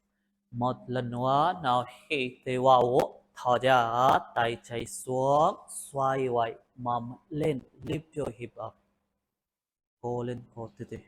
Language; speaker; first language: Vietnamese; non-native, learner; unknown